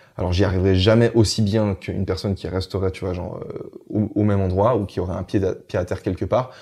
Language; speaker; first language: French; native; French